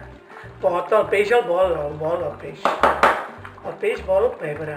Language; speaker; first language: Catalan; native; Catalan